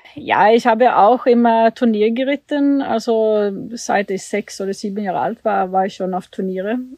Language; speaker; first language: German; non-native, fluent; Swedish